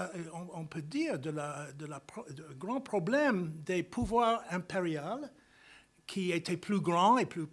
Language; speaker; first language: French; non-native, fluent; English